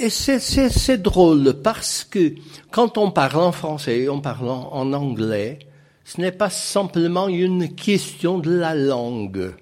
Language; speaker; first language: French; non-native, fluent; Portuguese